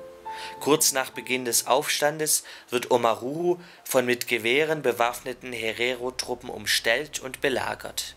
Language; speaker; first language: German; native; German